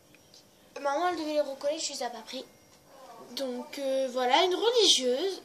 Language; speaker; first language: French; native; French